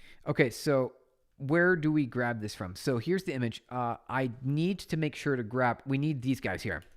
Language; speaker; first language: English; native; English